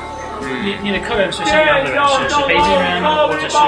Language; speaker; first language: Chinese; non-native, learner; English